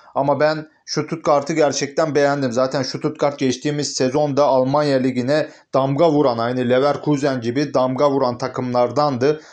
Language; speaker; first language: Turkish; native; Turkish